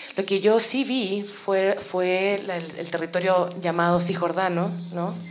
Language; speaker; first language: Spanish; native; Spanish